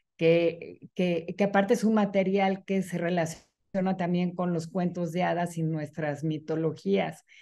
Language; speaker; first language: Spanish; native; Spanish